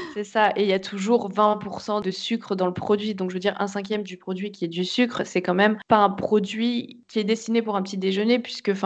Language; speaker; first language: French; native; French